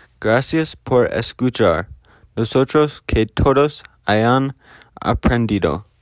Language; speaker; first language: Spanish; non-native, learner; English